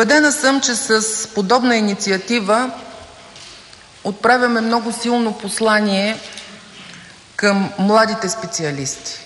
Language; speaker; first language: Bulgarian; native; Bulgarian